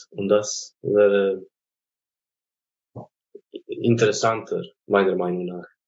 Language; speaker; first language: German; non-native, fluent; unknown